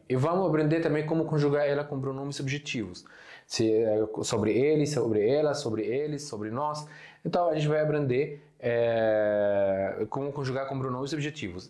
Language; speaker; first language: Portuguese; non-native, fluent; Arabic